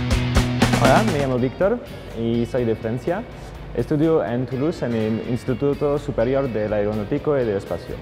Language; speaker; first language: Spanish; non-native, fluent; French